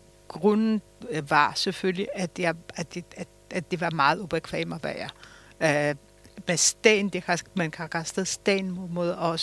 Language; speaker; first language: Danish; non-native, fluent; Polish